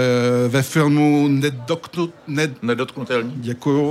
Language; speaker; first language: Czech; early bilingual, heritage; French